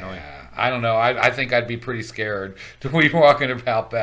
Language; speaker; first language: English; native; English